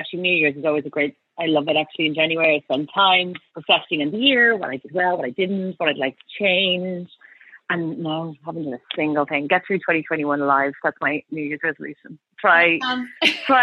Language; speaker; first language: English; native; English